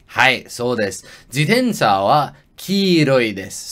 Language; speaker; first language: Japanese; non-native, learner; English